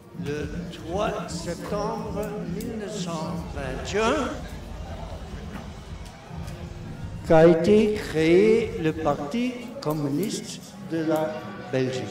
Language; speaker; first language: French; non-native, local second language; Dutch